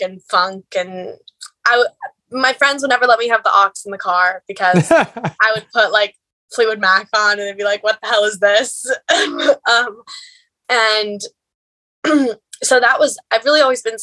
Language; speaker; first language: English; native; English